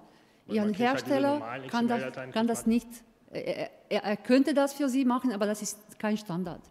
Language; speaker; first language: German; non-native, fluent; Croatian